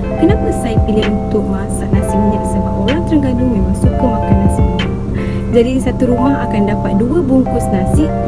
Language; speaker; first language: Malay; native; Malay